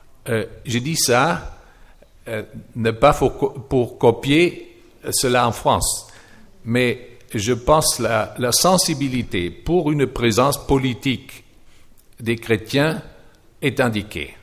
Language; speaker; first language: French; non-native, fluent; German